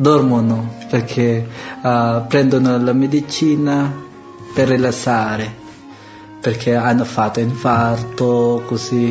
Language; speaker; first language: Italian; non-native, learner; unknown